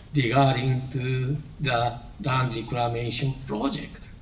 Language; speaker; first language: English; non-native, learner; Japanese